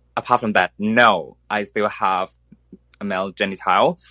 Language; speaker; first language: English; non-native, fluent; Thai